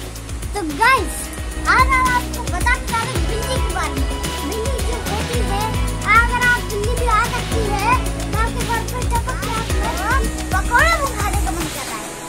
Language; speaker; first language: Hindi; native; Hindi